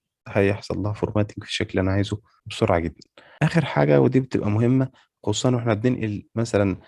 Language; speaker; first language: Arabic; native; Arabic